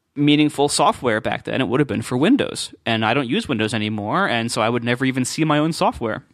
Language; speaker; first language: English; native; English